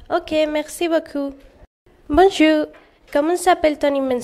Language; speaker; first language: French; non-native, learner; Spanish